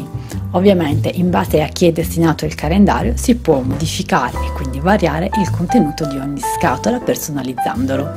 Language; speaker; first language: Italian; native; Italian